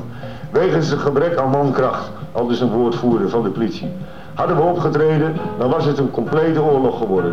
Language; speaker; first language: Dutch; native; Dutch